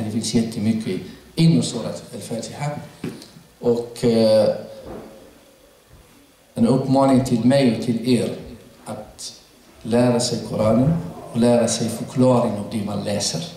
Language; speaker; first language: Swedish; non-native, fluent; Arabic